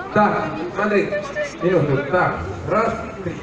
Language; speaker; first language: Russian; non-native, fluent; Italian